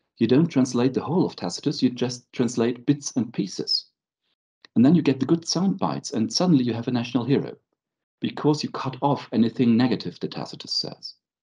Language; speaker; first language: English; non-native, fluent; German